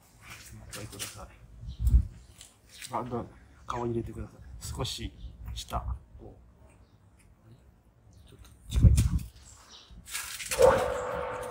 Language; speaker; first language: Japanese; non-native, fluent; Thai